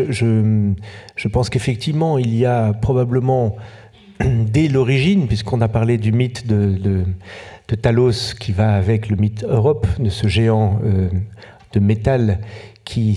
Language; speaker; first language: French; native; French